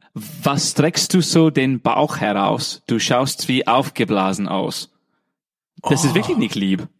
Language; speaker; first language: German; non-native, fluent; English